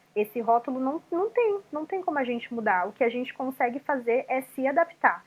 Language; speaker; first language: Portuguese; native; Portuguese